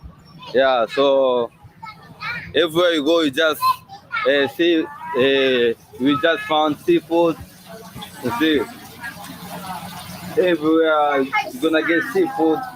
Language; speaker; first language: English; non-native, fluent; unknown